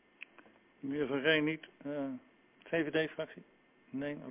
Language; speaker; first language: Dutch; native; Dutch